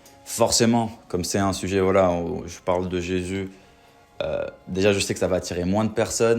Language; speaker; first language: French; native; French